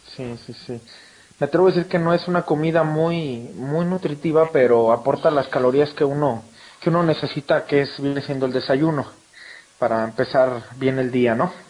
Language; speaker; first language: Spanish; native; Spanish